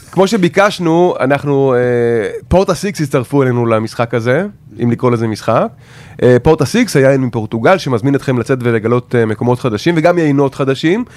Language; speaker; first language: Hebrew; native; Hebrew